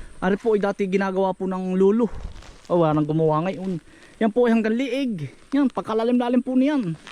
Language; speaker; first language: Filipino; native; Filipino